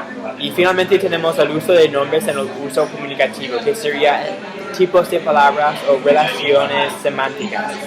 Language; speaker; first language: Spanish; non-native, fluent; English